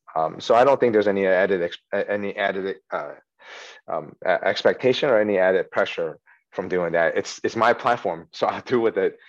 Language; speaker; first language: English; early bilingual, other home language; Chinese